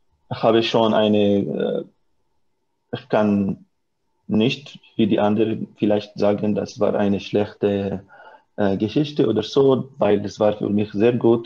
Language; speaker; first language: German; non-native, learner; Arabic